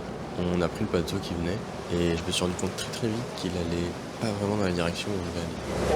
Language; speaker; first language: French; native; French